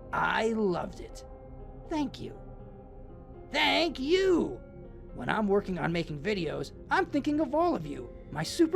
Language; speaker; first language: English; native; English